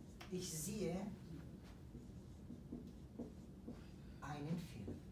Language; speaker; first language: German; non-native, fluent; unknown